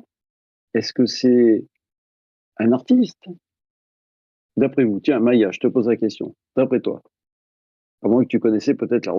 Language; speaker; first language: French; native; French